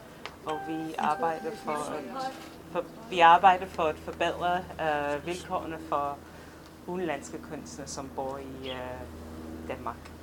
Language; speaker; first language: Danish; non-native, fluent; English